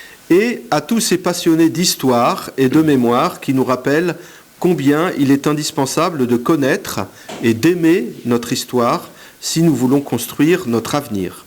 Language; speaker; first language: French; native; French